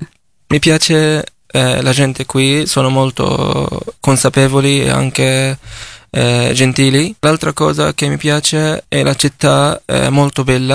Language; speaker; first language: Italian; non-native, fluent; Arabic